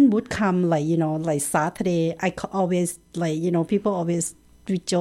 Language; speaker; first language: English; non-native, learner; Thai